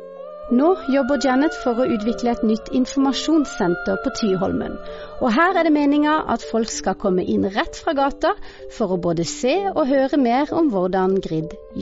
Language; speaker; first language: Norwegian; native; Norwegian